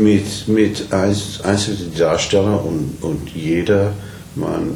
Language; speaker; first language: German; non-native, learner; English